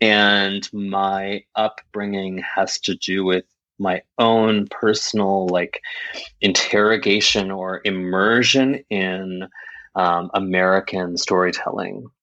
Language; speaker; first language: English; native; English